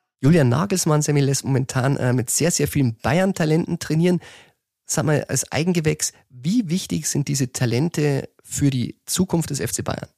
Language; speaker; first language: German; native; German